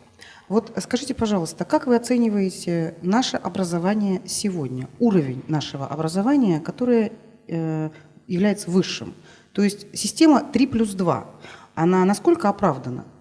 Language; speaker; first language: Russian; native; Russian